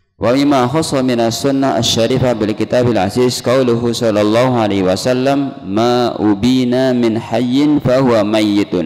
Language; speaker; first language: Arabic; non-native, fluent; Indonesian